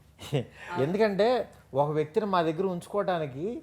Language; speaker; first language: Telugu; native; Telugu